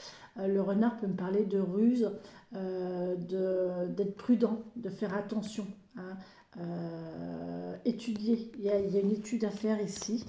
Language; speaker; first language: French; native; French